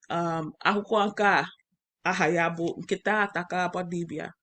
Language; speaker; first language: Igbo; non-native, learner; English